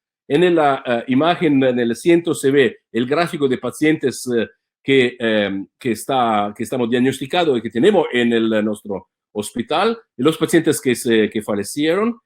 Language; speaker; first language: Spanish; non-native, fluent; Italian